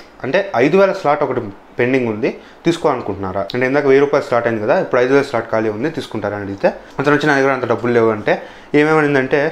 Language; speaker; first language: Telugu; native; Telugu